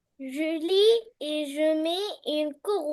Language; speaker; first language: French; non-native, learner; Arabic